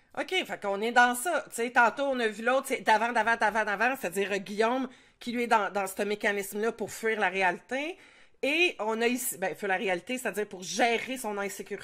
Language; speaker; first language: French; native; French